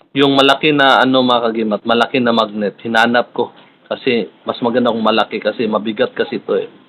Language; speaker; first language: Filipino; non-native, local second language; Cebuano